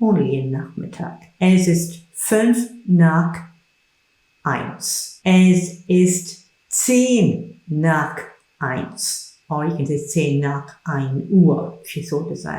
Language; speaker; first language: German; non-native, fluent; English